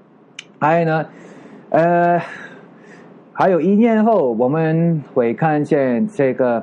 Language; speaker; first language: Chinese; non-native, learner; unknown